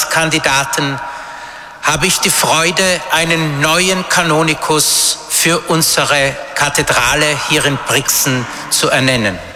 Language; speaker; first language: German; native; German